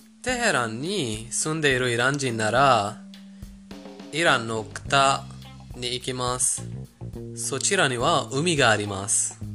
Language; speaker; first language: Japanese; non-native, fluent; Persian